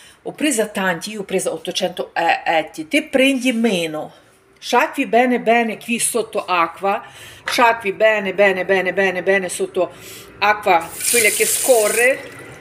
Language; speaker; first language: Italian; non-native, fluent; Ukrainian